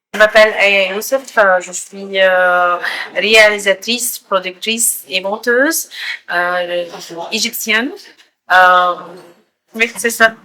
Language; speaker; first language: French; non-native, fluent; Arabic